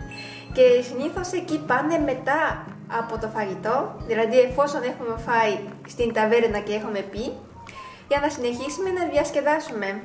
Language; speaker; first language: Greek; non-native, fluent; Japanese